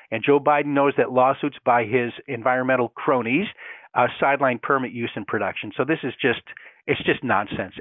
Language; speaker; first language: English; native; English